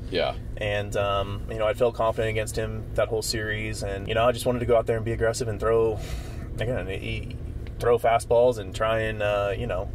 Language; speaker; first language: English; native; English